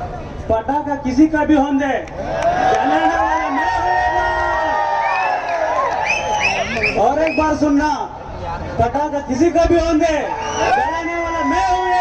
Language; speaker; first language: Hindi; non-native, local second language; Kannada